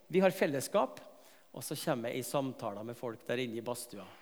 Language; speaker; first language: Norwegian; native; Norwegian